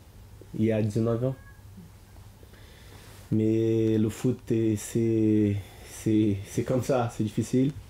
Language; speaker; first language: French; non-native, learner; Portuguese